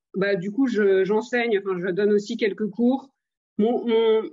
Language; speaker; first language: French; native; French